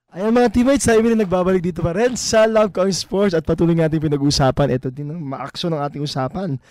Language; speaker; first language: Filipino; native; Filipino